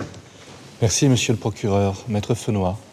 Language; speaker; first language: French; native; French